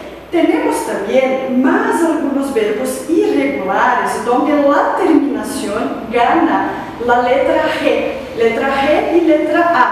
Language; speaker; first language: Spanish; non-native, fluent; Portuguese